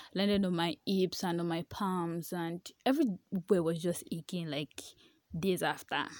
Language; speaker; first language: English; non-native, local second language; Yoruba